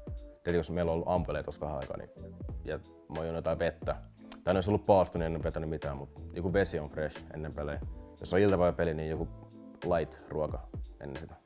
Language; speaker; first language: Finnish; early bilingual, other home language; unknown